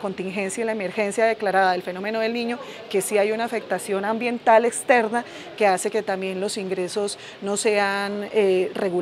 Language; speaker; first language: Spanish; native; Spanish